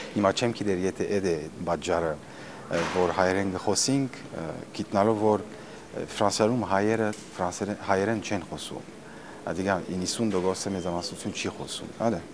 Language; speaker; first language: Armenian; early bilingual, heritage; Armenian